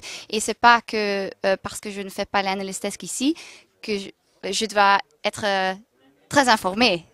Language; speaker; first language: French; non-native, local second language; Dutch